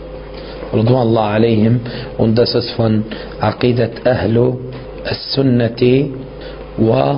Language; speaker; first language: German; non-native, fluent; Arabic